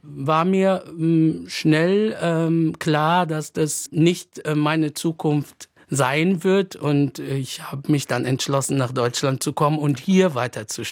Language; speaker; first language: German; non-native, fluent; Arabic